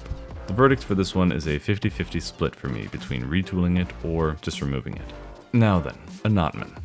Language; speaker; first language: English; native; English